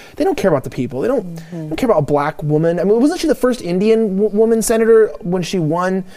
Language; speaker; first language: English; native; English